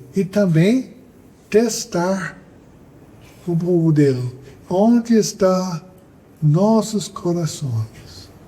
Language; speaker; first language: Portuguese; non-native, fluent; English